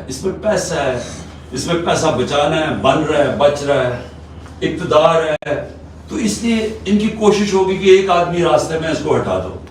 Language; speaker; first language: Urdu; native; Urdu